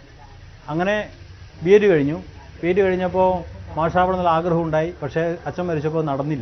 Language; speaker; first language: Malayalam; native; Malayalam